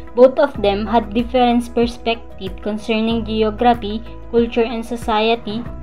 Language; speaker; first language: English; non-native, local second language; Filipino